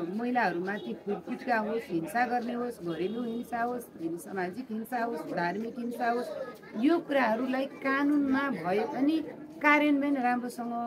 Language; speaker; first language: Nepali; non-native, local second language; Maithili